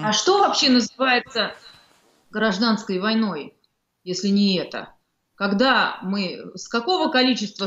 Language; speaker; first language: Russian; native; Russian